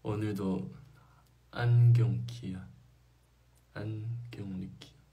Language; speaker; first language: Korean; non-native, fluent; Chinese